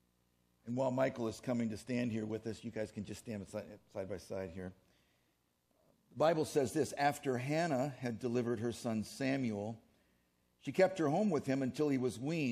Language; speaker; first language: English; native; English